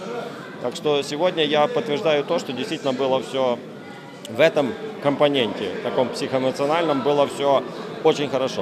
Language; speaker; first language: Russian; native; Russian